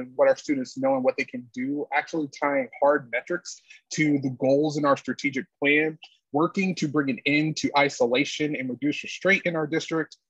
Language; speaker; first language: English; native; English